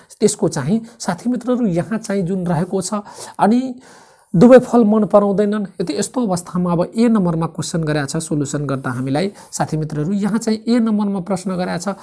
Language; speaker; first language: Nepali; native; Nepali